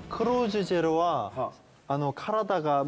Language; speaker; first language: Japanese; non-native, learner; Korean